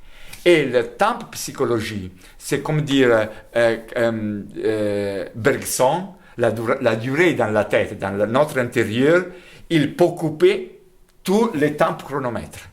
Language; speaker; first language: French; non-native, fluent; Italian